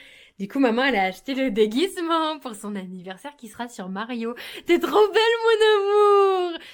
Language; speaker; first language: French; native; French